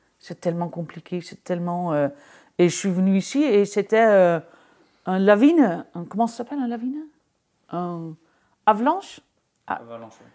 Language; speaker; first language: French; non-native, fluent; Dutch